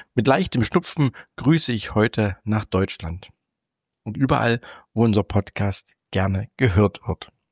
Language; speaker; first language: German; native; German